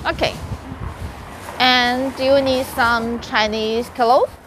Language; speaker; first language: English; non-native, learner; Chinese